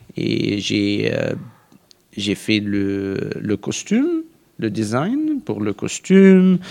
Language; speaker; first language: French; non-native, local second language; Arabic